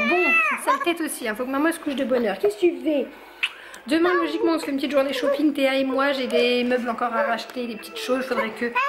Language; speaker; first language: French; native; French